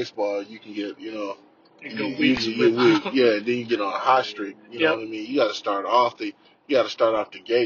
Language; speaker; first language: English; native; English